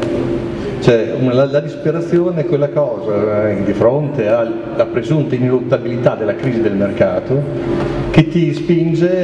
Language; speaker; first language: Italian; native; Italian